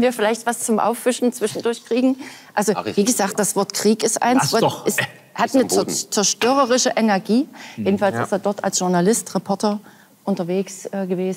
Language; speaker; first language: German; native; German